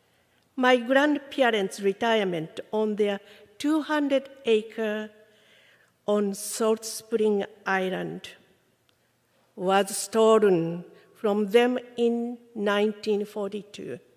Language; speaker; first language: English; non-native, fluent; Japanese